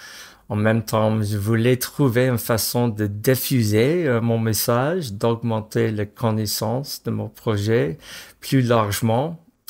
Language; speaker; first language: French; non-native, fluent; English